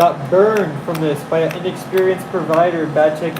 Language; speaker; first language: English; native; English